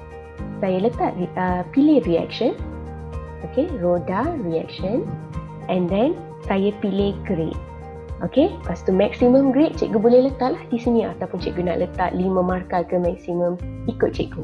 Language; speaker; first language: Malay; native; Malay